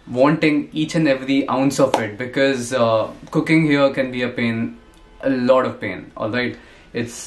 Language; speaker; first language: English; non-native, local second language; Hindi